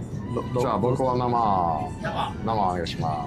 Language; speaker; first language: Japanese; non-native, learner; English